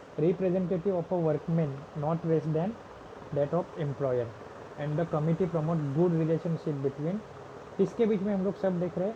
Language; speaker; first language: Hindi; non-native, local second language; Marathi